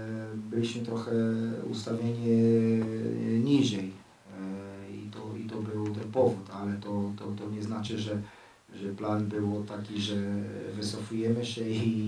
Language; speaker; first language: Polish; non-native, learner; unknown